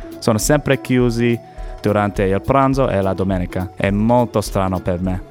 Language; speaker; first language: Italian; non-native, learner; English